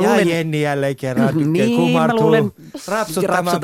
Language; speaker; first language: Finnish; early bilingual, other home language; Persian